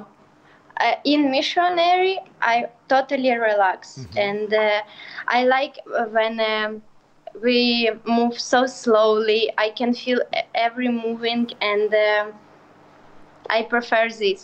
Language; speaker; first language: English; non-native, learner; Ukrainian